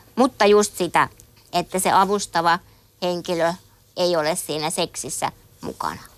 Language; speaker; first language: Finnish; native; Finnish